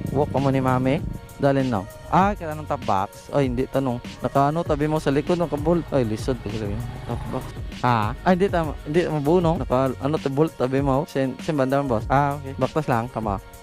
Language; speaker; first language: Filipino; non-native, local second language; Aklanon